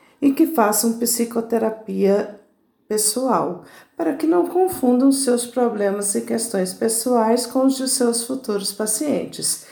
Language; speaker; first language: Portuguese; native; Portuguese